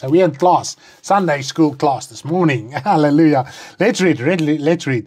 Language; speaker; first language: English; non-native, local second language; Afrikaans